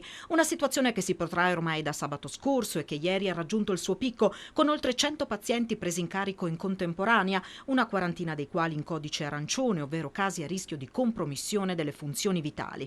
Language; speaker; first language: Italian; native; Italian